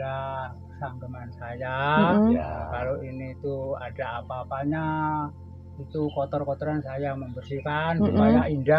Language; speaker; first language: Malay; non-native, local second language; Javanese